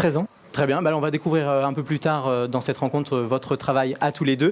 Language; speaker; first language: French; native; French